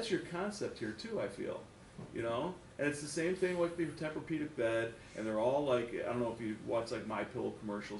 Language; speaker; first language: English; native; English